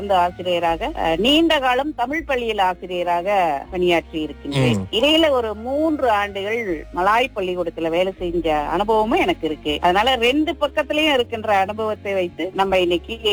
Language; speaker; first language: Tamil; early bilingual, heritage; Tamil